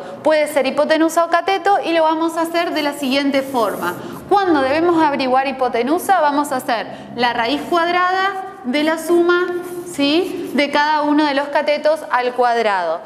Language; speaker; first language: Spanish; native; Spanish